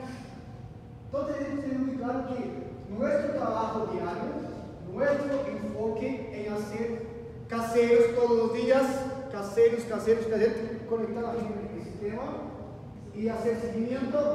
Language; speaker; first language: Spanish; non-native, learner; Portuguese